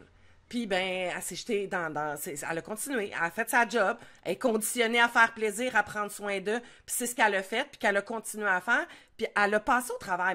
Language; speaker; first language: French; native; French